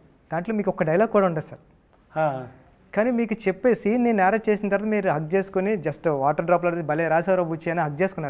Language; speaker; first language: Telugu; native; Telugu